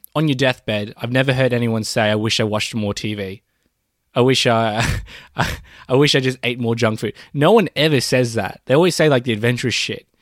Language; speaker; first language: English; early bilingual, other home language; Filipino